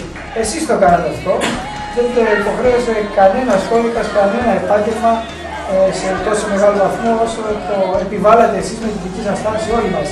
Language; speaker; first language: Greek; native; Greek